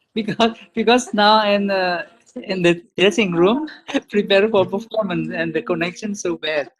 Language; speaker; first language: English; non-native, learner; Indonesian